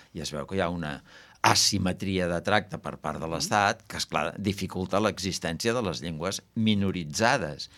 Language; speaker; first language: Catalan; native; Catalan